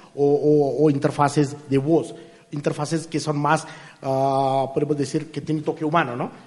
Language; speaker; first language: Spanish; non-native, fluent; Hindi